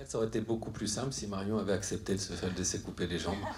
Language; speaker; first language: French; native; French